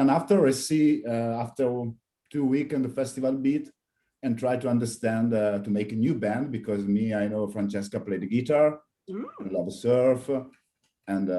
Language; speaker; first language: English; non-native, learner; Italian